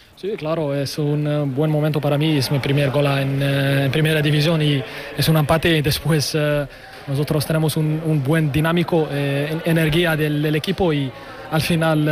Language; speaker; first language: Spanish; non-native, learner; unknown